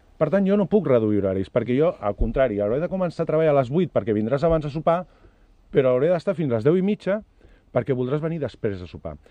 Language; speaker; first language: Catalan; native; Catalan